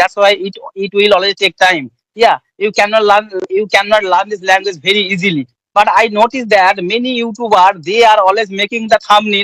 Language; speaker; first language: English; non-native, learner; Bangla